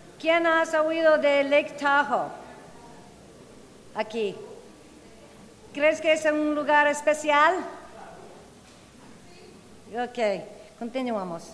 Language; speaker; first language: Spanish; non-native, learner; English